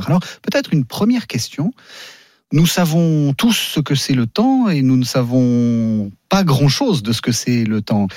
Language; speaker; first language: French; native; French